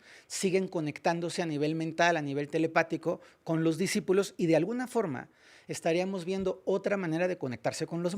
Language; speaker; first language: Spanish; native; Spanish